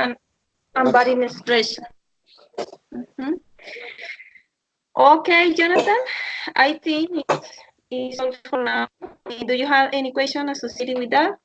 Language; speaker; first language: English; non-native, learner; Spanish